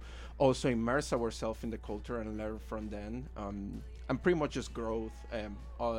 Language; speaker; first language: English; non-native, fluent; Spanish